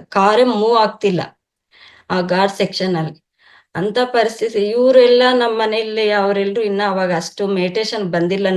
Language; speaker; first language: Kannada; non-native, local second language; Telugu